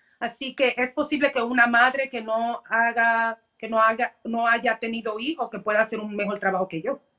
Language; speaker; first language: Spanish; early bilingual, heritage; Spanish